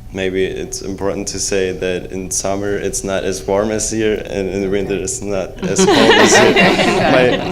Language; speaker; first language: English; non-native, fluent; German